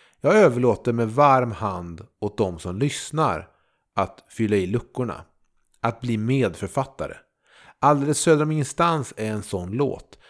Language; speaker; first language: Swedish; native; Swedish